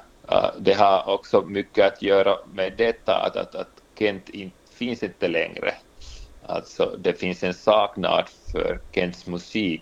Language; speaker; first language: Swedish; non-native, local second language; Finnish